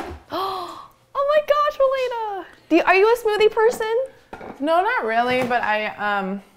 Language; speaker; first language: English; non-native, fluent; Norwegian